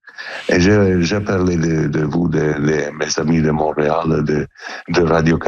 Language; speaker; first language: French; non-native, learner; Italian